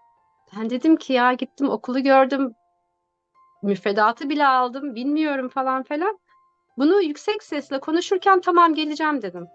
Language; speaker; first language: Turkish; native; Turkish